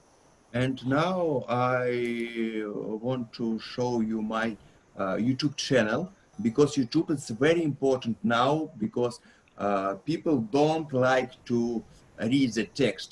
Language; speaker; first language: English; non-native, learner; Russian